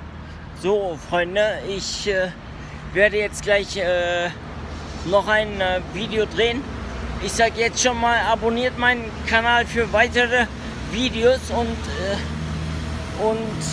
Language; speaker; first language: German; early bilingual, other home language; Turkish